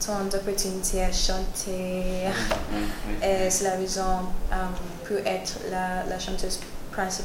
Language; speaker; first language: French; non-native, learner; English